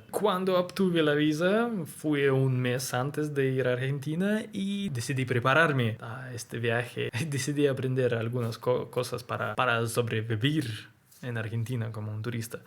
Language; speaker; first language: Spanish; non-native, learner; Russian